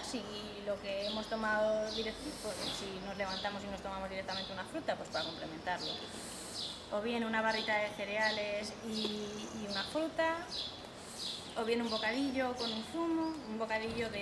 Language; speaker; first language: Spanish; native; Spanish